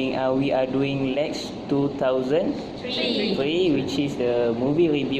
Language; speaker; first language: English; non-native, local second language; Malay